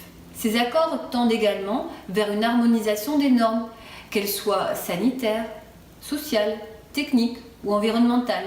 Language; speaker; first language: French; native; French